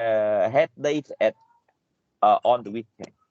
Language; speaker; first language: English; non-native, learner; Vietnamese